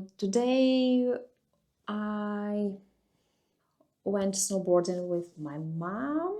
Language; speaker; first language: English; non-native, fluent; Russian